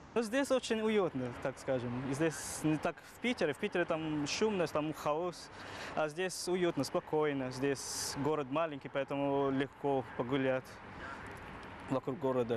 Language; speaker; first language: Russian; non-native, learner; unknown